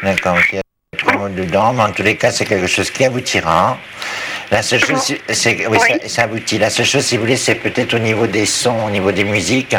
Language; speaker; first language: French; native; French